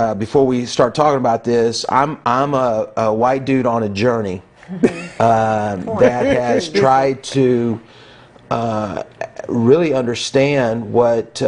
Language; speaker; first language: English; native; English